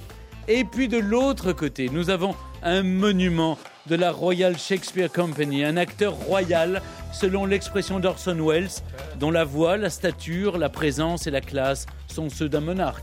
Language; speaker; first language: French; native; French